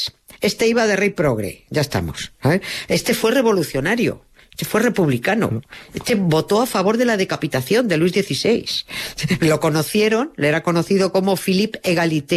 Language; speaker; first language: Spanish; native; Spanish